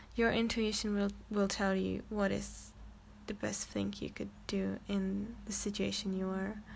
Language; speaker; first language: English; non-native, fluent; Czech